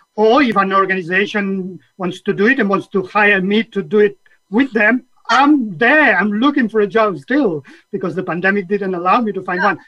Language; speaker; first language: English; non-native, fluent; Catalan